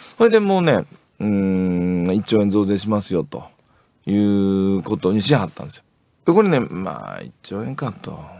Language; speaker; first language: Japanese; native; Japanese